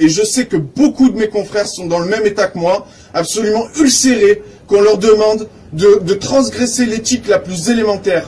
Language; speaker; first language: French; native; French